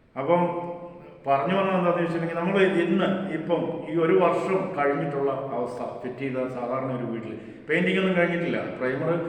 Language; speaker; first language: Malayalam; native; Malayalam